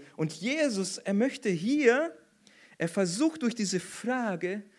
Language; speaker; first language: German; non-native, fluent; Portuguese